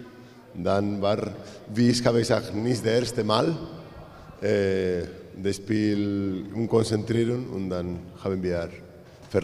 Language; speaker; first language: German; non-native, learner; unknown